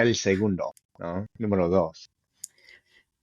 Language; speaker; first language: Spanish; non-native, fluent; English